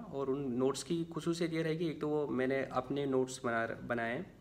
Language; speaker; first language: Hindi; native; Hindi